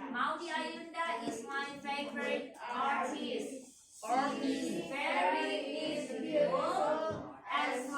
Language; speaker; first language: English; non-native, learner; Indonesian